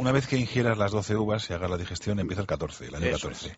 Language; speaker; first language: Spanish; native; Spanish